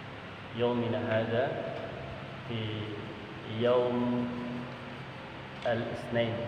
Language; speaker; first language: Arabic; non-native, fluent; Indonesian